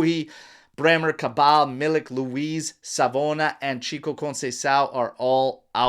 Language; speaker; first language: English; native; English